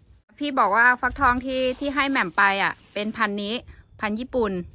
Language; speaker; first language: Thai; native; Thai